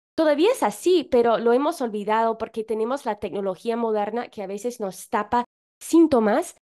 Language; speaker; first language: Spanish; non-native, fluent; English